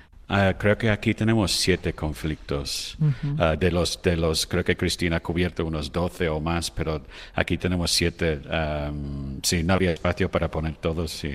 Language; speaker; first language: Spanish; non-native, fluent; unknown